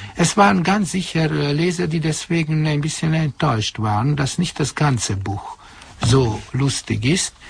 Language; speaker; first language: German; non-native, fluent; Hungarian